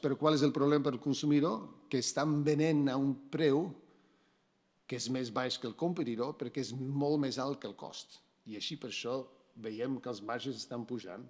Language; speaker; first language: Catalan; non-native, fluent; Dutch